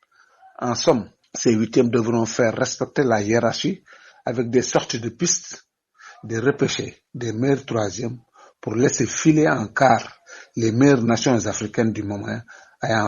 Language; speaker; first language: French; non-native, local second language; Wolof